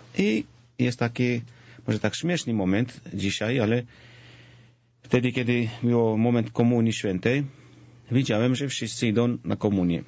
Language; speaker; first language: Polish; non-native, fluent; Georgian